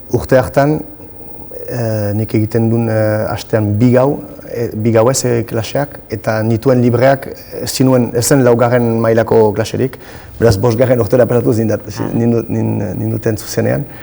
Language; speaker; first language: Basque; non-native, local second language; French